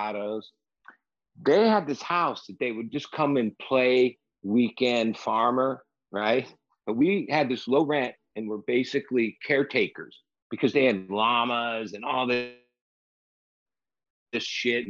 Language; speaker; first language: English; native; English